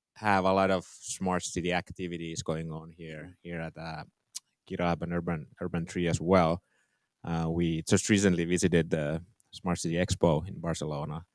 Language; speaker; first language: English; non-native, fluent; Finnish